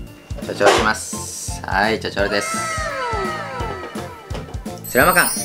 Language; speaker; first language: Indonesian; non-native, fluent; Japanese